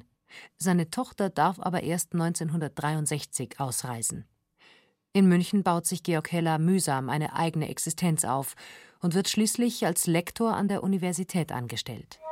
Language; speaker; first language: German; native; German